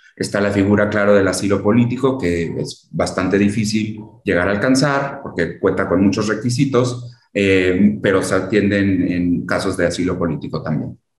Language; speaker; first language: Spanish; early bilingual, heritage; Spanish